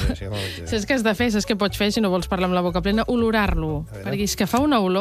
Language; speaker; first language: Catalan; native; Catalan